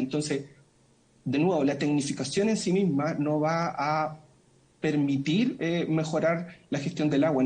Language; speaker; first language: Spanish; native; Spanish